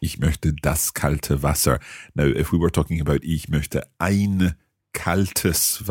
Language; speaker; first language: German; non-native, learner; English